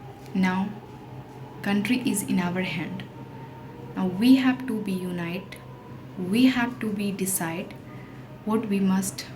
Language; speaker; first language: English; non-native, local second language; Hindi